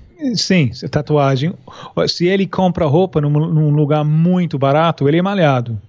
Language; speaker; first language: Portuguese; non-native, fluent; English